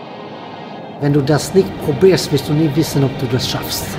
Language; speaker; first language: German; non-native, fluent; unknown